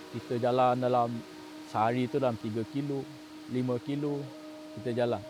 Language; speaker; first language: Malay; non-native, local second language; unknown